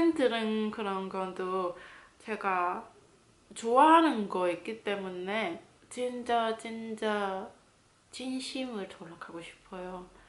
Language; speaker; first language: Korean; non-native, fluent; Cantonese